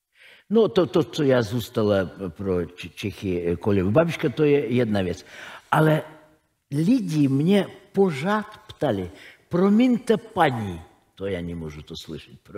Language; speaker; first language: Czech; non-native, fluent; Russian